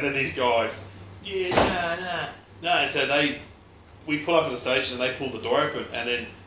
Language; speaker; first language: English; native; English